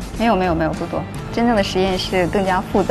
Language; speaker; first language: Chinese; native; Chinese